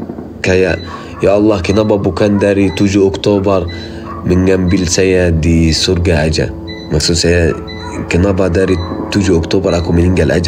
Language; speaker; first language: Indonesian; non-native, fluent; Arabic